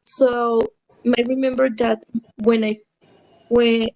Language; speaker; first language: English; non-native, learner; Spanish